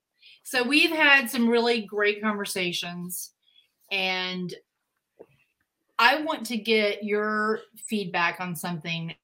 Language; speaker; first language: English; native; English